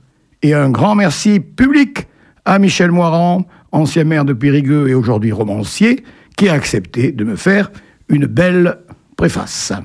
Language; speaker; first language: French; native; French